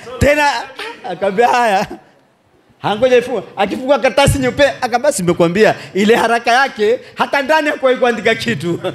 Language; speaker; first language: Swahili; native; Swahili